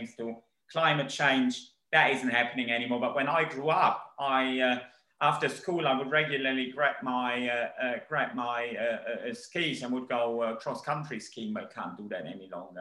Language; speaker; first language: English; non-native, fluent; German